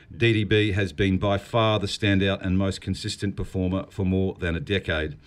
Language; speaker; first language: English; native; English